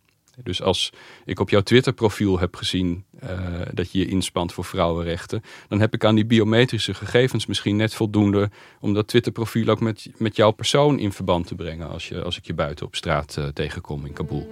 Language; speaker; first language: Dutch; native; Dutch